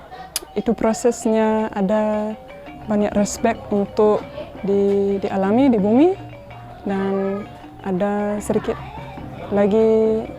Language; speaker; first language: Indonesian; non-native, learner; English